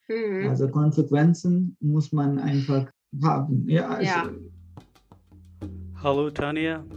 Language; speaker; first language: German; non-native, fluent; Konkani